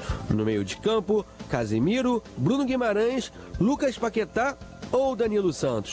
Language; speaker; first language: Portuguese; native; Portuguese